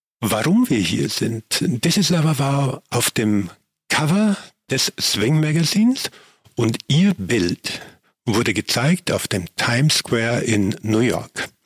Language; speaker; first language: German; native; German